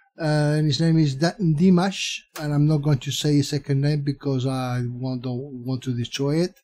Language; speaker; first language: English; non-native, fluent; Spanish